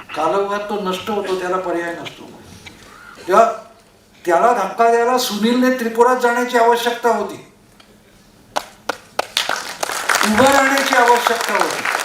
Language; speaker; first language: Marathi; non-native, local second language; Konkani